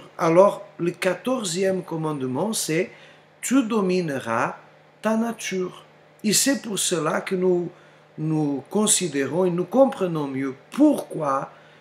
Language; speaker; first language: French; non-native, fluent; Portuguese